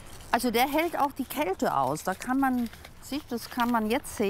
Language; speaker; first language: German; native; German